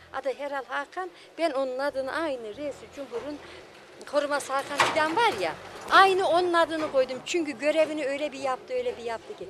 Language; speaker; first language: Turkish; native; Turkish